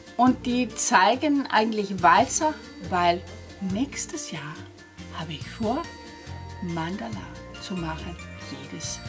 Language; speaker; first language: German; non-native, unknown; Danish